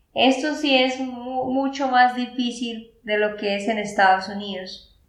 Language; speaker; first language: Spanish; native; Spanish